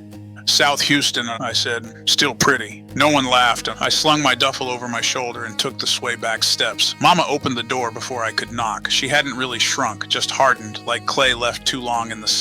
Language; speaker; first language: English; native; English